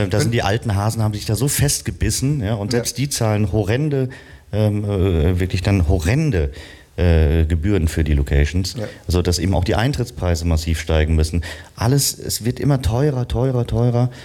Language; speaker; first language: German; native; German